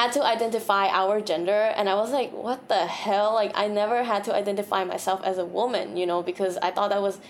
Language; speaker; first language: English; non-native, fluent; Thai